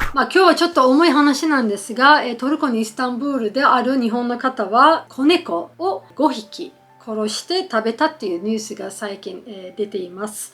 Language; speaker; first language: Japanese; non-native, fluent; Turkish